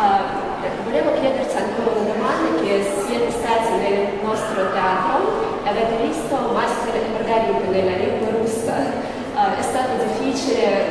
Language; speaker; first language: Italian; non-native, learner; Russian